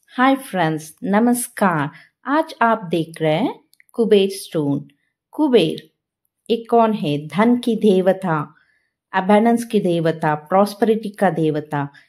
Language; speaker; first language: Hindi; non-native, local second language; Telugu